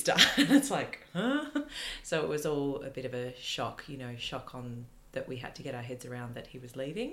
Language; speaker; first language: English; native; English